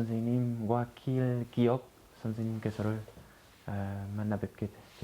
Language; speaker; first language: Korean; non-native, fluent; French